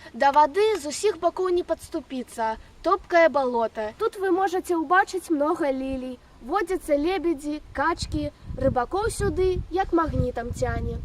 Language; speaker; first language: Belarusian; native; Belarusian